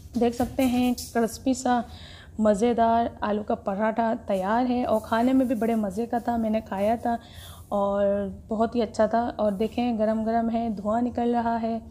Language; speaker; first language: Urdu; native; Urdu